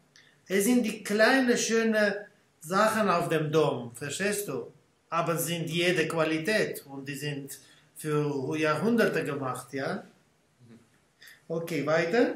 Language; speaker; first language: German; non-native, fluent; Armenian